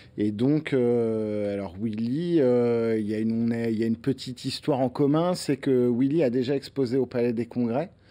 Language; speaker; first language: French; native; French